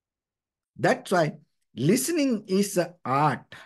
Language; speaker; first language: English; non-native, fluent; Sinhala